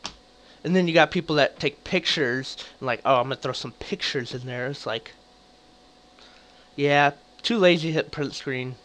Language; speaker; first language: English; native; English